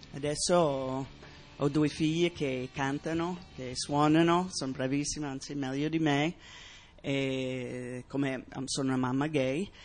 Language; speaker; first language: Italian; non-native, fluent; English